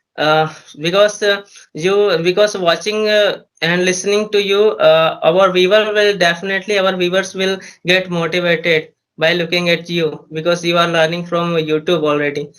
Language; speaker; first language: English; non-native, learner; Hindi